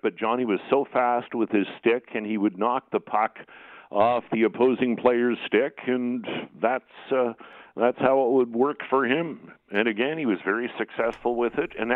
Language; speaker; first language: English; native; English